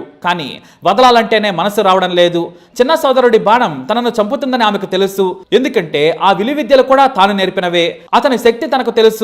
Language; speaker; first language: Telugu; native; Telugu